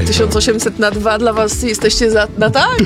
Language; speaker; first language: Polish; native; Polish